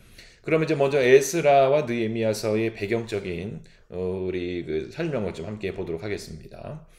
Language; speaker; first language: Korean; native; Korean